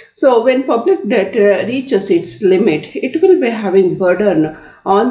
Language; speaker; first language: English; non-native, local second language; Kannada